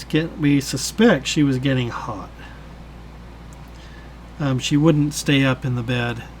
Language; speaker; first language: English; native; English